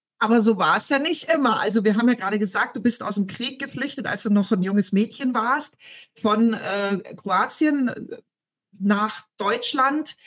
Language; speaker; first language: German; native; German